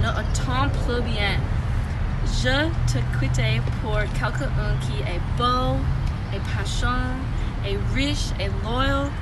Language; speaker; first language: French; non-native, learner; English